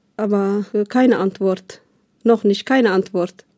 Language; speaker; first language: German; non-native, learner; Tigrinya